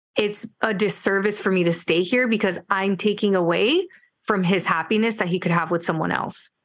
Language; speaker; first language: English; early bilingual, other home language; Spanish